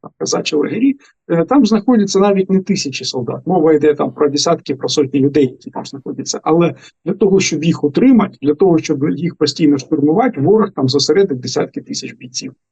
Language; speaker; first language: Ukrainian; native; Ukrainian